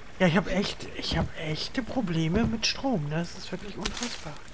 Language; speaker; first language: German; native; German